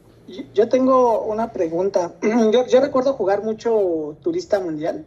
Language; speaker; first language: Spanish; native; Spanish